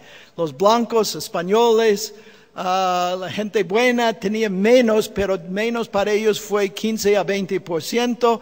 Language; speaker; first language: Spanish; non-native, fluent; English